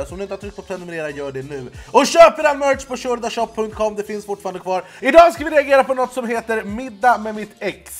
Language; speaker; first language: Swedish; native; Swedish